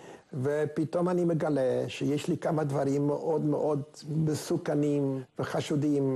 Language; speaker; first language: Hebrew; non-native, fluent; Hungarian